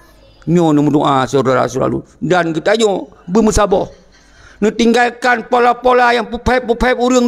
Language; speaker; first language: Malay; non-native, local second language; Achinese